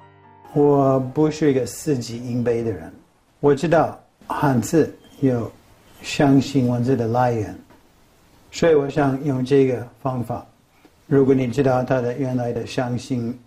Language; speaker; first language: Chinese; non-native, fluent; English